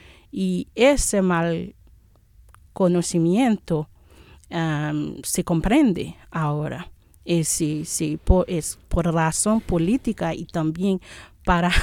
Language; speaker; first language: Spanish; non-native, fluent; Haitian Creole